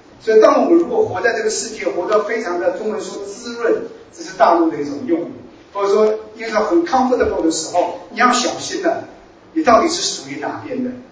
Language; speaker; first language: Chinese; native; Chinese